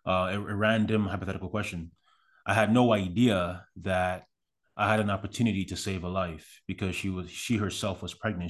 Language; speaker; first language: English; early bilingual, other home language; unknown